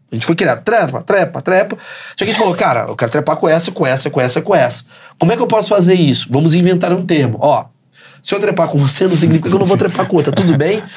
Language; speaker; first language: Portuguese; native; Portuguese